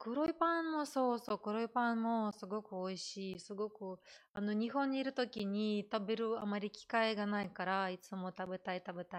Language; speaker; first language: Japanese; non-native, fluent; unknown